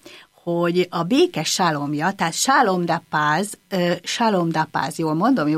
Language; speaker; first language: Hungarian; native; Hungarian